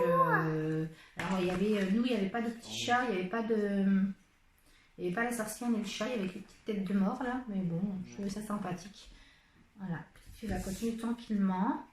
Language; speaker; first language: French; native; French